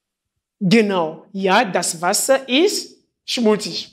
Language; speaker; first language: German; non-native, fluent; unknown